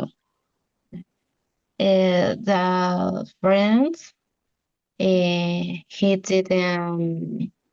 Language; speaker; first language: English; non-native, learner; Spanish